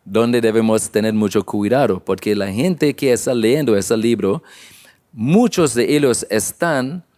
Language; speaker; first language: Spanish; non-native, learner; English